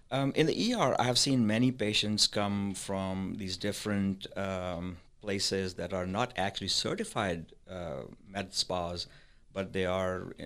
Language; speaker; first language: English; non-native, local second language; Urdu